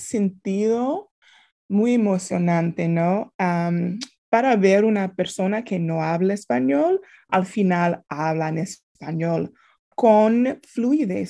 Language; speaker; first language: Spanish; non-native, fluent; English